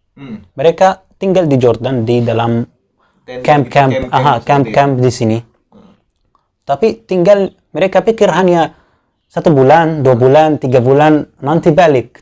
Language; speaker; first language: Indonesian; non-native, fluent; Arabic